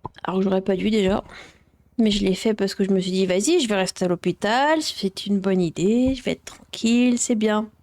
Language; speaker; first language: French; native; French